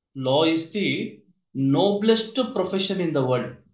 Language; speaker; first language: English; non-native, local second language; Kannada